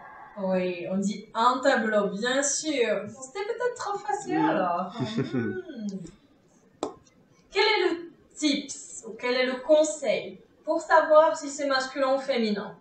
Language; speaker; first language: French; non-native, fluent; Czech